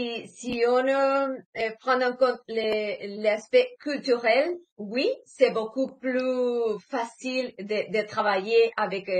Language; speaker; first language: French; non-native, fluent; Spanish